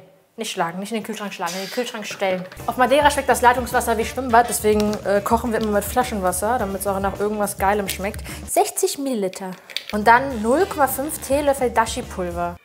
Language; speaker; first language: German; native; German